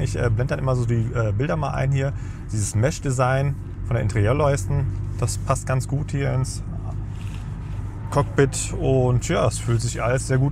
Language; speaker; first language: German; native; German